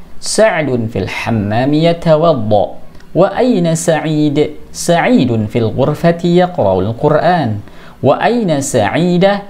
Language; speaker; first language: Arabic; non-native, fluent; Indonesian